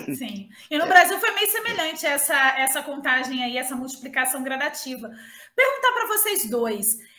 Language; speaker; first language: Portuguese; native; Portuguese